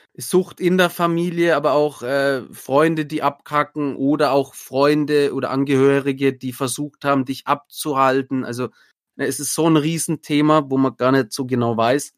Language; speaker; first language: German; native; German